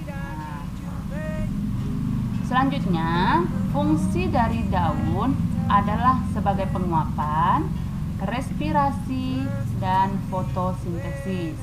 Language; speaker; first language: Indonesian; native; Indonesian